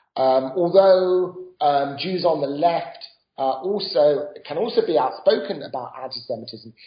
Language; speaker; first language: English; native; English